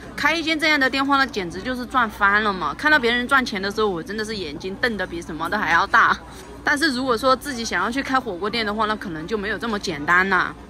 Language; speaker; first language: Chinese; native; Chinese